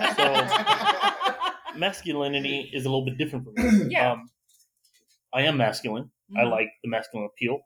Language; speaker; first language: English; native; English